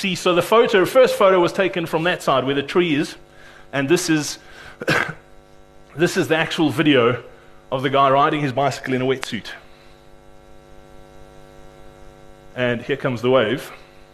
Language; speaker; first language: English; native; English